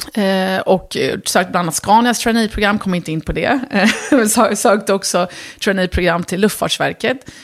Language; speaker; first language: Swedish; early bilingual, other home language; Arabic